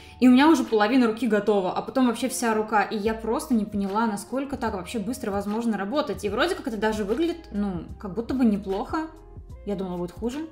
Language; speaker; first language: Russian; native; Russian